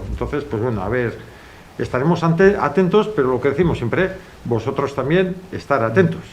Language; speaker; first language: Spanish; non-native, local second language; Basque